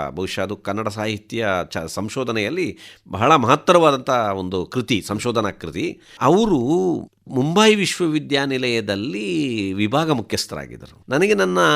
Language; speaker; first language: Kannada; non-native, local second language; Tulu